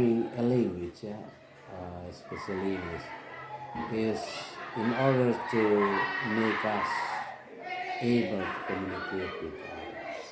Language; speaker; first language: English; non-native, fluent; Indonesian